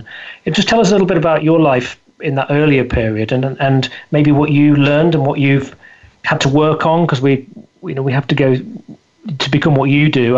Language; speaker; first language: English; native; English